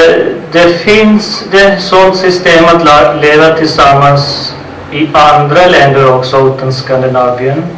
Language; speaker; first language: Swedish; non-native, fluent; Urdu